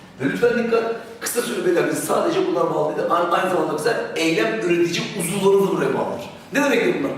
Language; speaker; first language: Turkish; native; Turkish